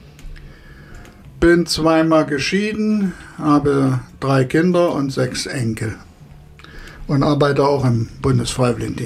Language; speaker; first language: German; native; German